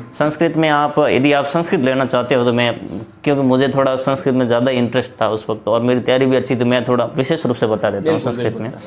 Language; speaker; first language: Hindi; native; Hindi